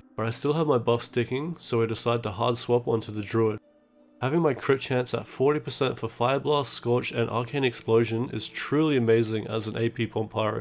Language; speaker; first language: English; native; English